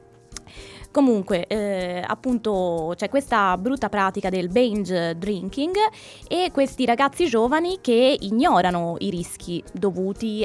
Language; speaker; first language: Italian; native; Italian